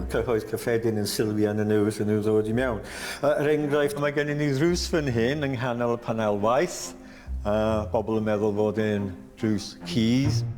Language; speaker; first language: Welsh; native; Welsh